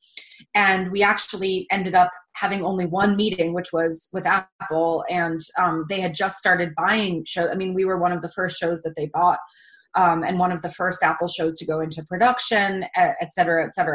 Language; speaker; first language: English; native; English